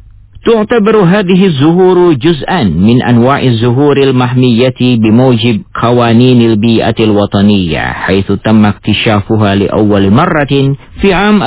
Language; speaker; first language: Arabic; non-native, fluent; Indonesian